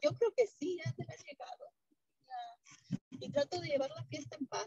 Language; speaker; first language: Spanish; native; Spanish